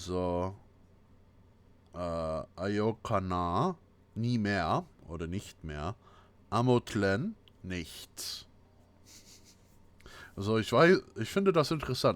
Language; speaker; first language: German; non-native, fluent; English